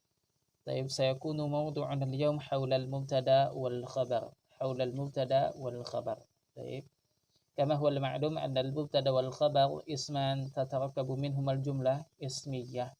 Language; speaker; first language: Arabic; non-native, fluent; Indonesian